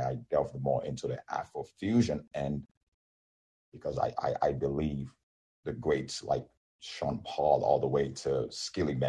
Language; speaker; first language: English; non-native, local second language; Yoruba